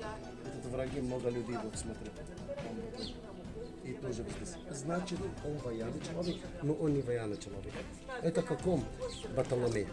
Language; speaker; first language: Russian; non-native, learner; Arabic